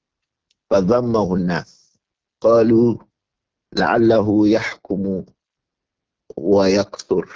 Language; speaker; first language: Arabic; non-native, fluent; Yoruba